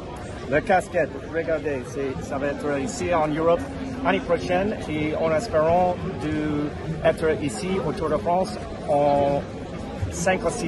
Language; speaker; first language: French; non-native, fluent; English